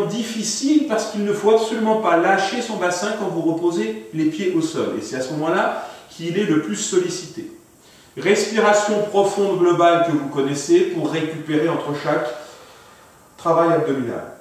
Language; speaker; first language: French; native; French